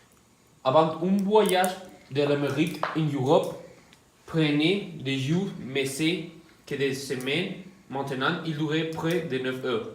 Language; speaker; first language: French; non-native, learner; Spanish